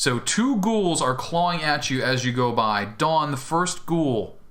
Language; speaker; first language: English; native; English